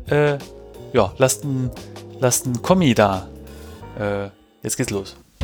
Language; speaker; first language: German; native; German